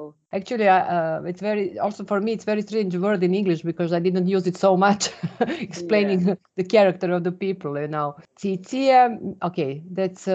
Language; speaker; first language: English; non-native, fluent; Serbian